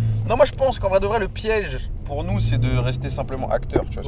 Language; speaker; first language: French; native; French